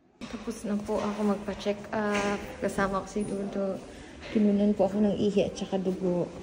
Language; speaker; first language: Filipino; non-native, local second language; Cebuano